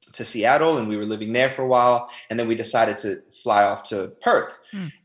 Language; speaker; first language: English; native; English